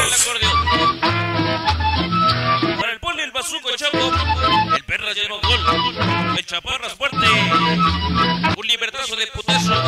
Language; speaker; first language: Spanish; native; Spanish